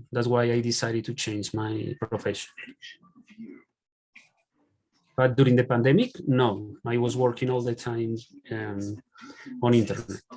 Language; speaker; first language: English; non-native, learner; Spanish